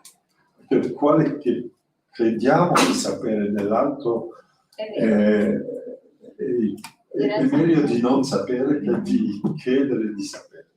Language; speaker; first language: Italian; non-native, learner; French